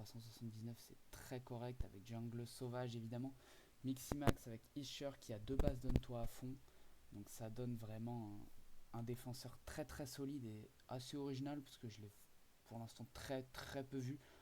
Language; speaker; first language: French; native; French